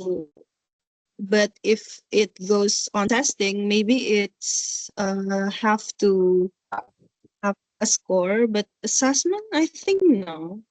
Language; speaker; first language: English; non-native, learner; Indonesian